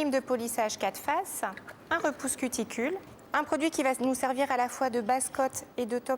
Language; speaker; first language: French; native; French